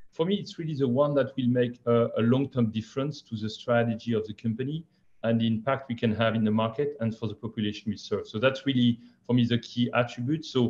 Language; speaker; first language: English; non-native, fluent; French